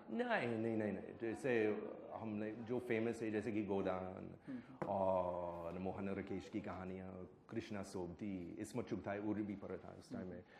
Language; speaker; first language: Hindi; non-native, fluent; English